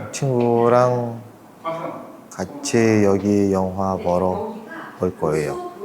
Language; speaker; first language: Korean; non-native, learner; Russian